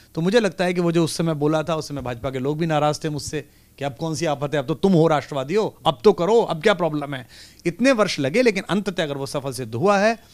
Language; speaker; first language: Hindi; native; Hindi